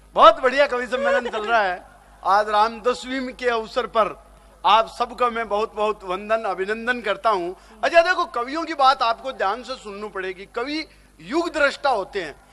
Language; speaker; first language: Hindi; native; Hindi